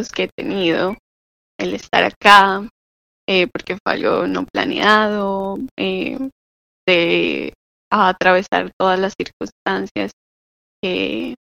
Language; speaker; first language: English; non-native, fluent; Spanish